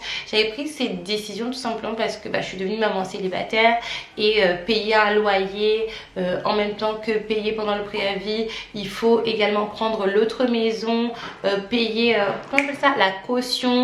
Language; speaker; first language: French; native; French